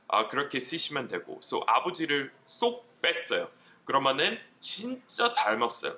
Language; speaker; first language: Korean; non-native, fluent; English